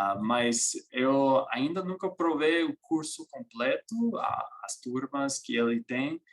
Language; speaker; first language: Portuguese; non-native, fluent; English